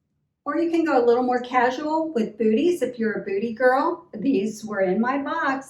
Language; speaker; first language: English; native; English